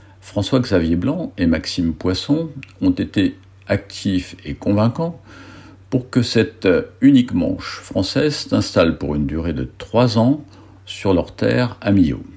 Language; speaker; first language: French; native; French